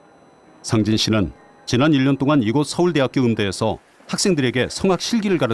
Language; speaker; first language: Korean; native; Korean